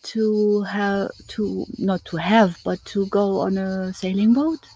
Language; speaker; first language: English; non-native, learner; German